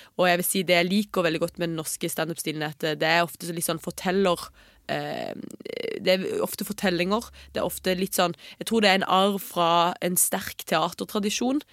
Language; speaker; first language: Norwegian; early bilingual, heritage; Norwegian